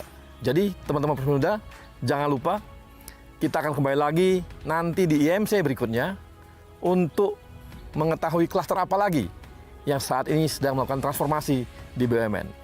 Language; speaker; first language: Indonesian; native; Indonesian